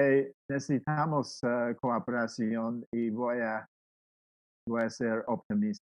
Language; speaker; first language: Spanish; non-native, fluent; English